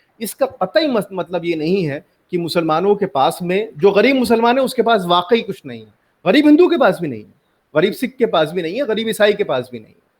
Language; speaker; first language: Hindi; native; Hindi